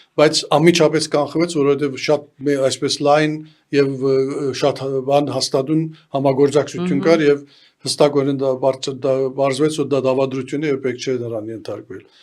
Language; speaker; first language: Armenian; early bilingual, heritage; Armenian